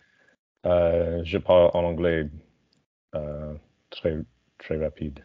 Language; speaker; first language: French; non-native, learner; English